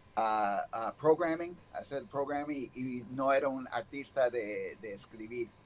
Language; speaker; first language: Spanish; early bilingual, heritage; Spanish